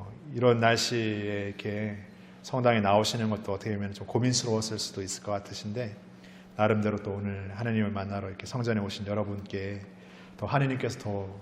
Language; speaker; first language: Korean; native; Korean